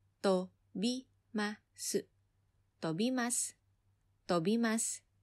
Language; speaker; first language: Japanese; non-native, fluent; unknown